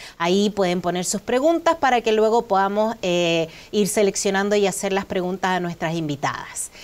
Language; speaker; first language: Spanish; native; Spanish